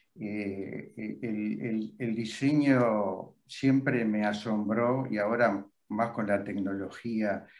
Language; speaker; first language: Spanish; native; Spanish